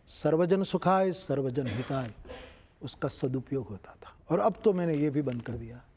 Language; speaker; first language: Hindi; non-native, local second language; Gujarati